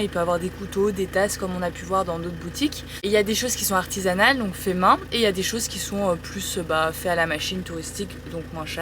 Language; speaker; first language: French; native; French